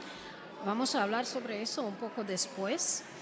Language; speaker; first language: Spanish; non-native, fluent; Slovenian